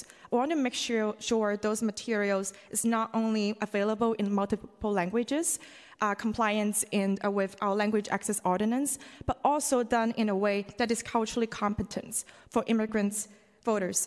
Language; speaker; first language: English; non-native, local second language; Cantonese